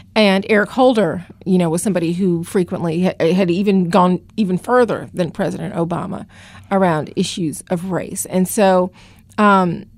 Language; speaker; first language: English; native; English